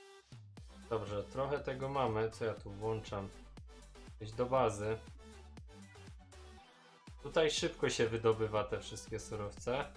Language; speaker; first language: Polish; native; Polish